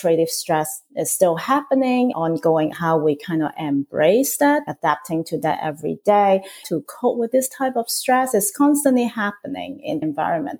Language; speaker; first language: English; non-native, local second language; Cantonese